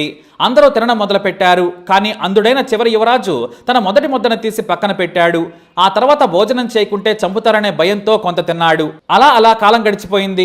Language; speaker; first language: Telugu; native; Telugu